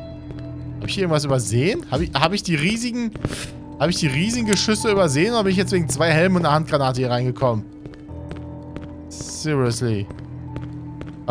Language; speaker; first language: German; native; German